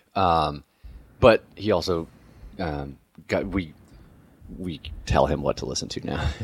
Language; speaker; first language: English; native; English